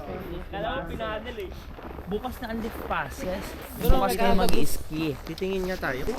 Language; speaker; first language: Filipino; native; Filipino